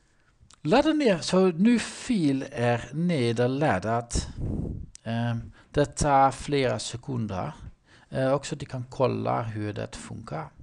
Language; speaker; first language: Swedish; non-native, learner; Dutch